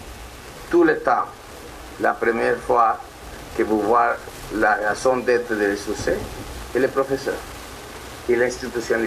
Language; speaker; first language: French; non-native, learner; Spanish